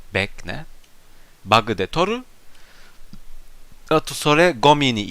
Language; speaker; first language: Japanese; non-native, learner; German